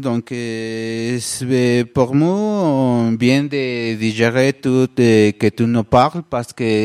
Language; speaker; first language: French; non-native, learner; Spanish